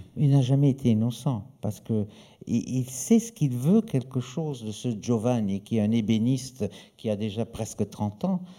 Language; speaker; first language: French; native; French